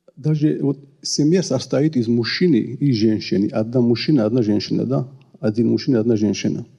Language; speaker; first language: Russian; non-native, local second language; Georgian